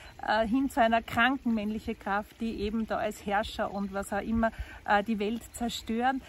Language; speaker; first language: German; native; German